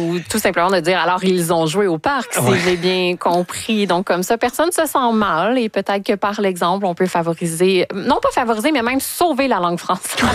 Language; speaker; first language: French; native; French